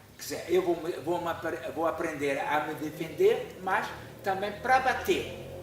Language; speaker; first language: Portuguese; native; Portuguese